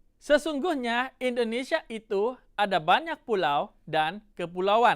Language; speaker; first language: Indonesian; non-native, fluent; Thai